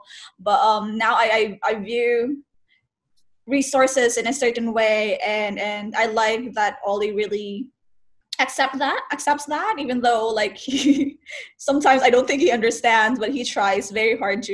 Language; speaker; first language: English; non-native, local second language; Cebuano